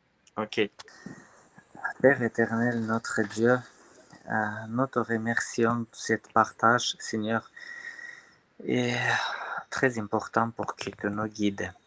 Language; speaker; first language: French; non-native, learner; Armenian